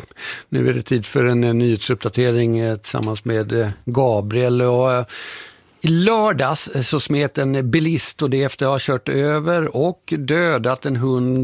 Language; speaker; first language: Swedish; native; Swedish